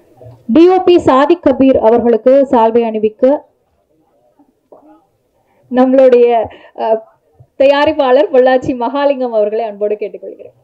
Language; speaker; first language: Tamil; native; Tamil